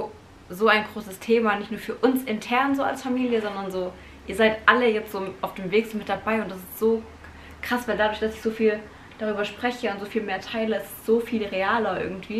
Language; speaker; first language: German; native; German